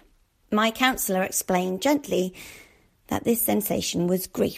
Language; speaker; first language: English; native; English